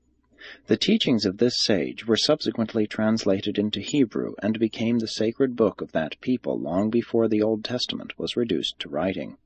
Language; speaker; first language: English; native; English